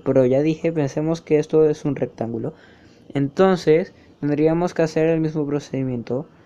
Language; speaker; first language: Spanish; native; Spanish